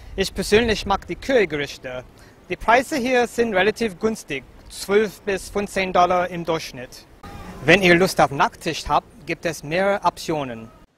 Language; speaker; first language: German; non-native, fluent; English